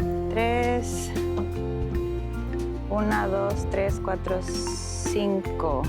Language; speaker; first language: Spanish; native; Spanish